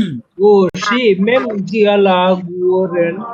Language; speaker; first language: Chinese; non-native, learner; Bangla